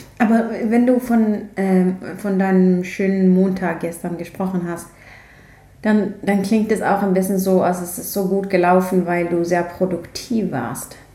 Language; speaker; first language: German; non-native, fluent; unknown